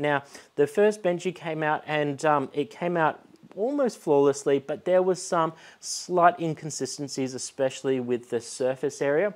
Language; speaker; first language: English; native; English